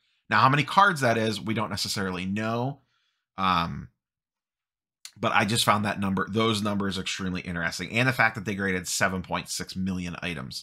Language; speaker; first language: English; native; English